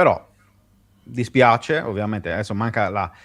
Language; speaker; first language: Italian; native; Italian